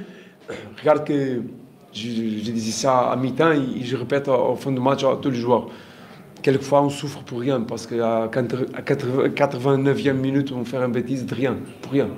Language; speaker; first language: French; non-native, learner; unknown